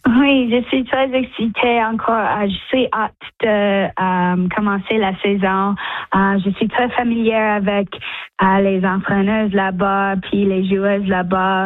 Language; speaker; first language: French; early bilingual, heritage; English